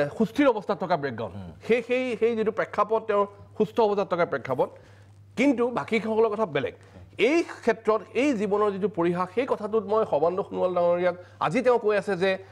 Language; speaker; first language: Assamese; native; Assamese